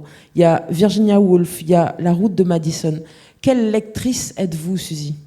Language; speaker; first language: French; native; French